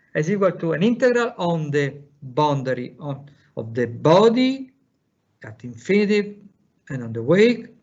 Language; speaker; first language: English; non-native, fluent; Italian